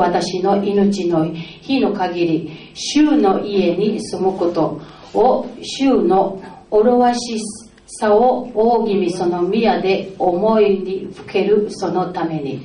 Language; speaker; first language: Japanese; non-native, fluent; Filipino